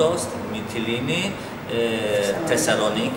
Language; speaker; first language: Greek; non-native, learner; Turkish